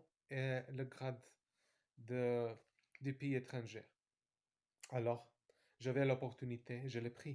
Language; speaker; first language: French; non-native, fluent; Serbian